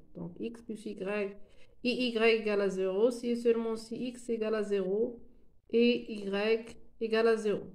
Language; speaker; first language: French; non-native, local second language; Arabic